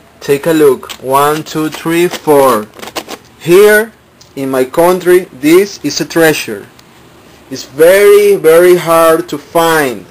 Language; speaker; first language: English; non-native, learner; Spanish